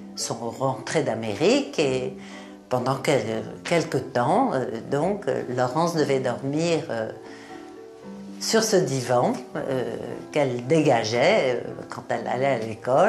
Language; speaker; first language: French; native; French